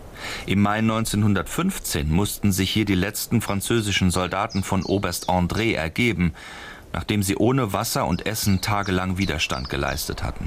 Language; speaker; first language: German; native; German